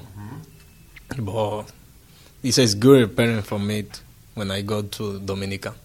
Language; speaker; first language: English; non-native, learner; Spanish